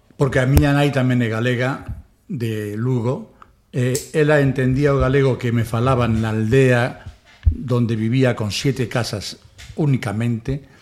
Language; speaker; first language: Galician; non-native, local second language; Spanish